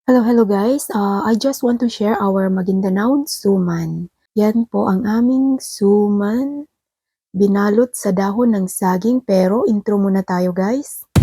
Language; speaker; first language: Filipino; non-native, local second language; Maguindanaon